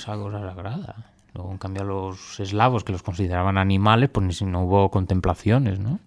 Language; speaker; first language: Spanish; native; Spanish